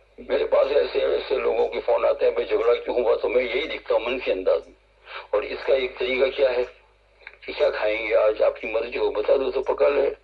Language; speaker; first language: Urdu; non-native, local second language; Gujarati